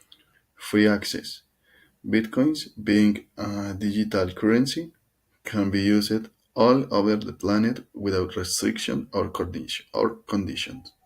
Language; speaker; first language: English; non-native, learner; Spanish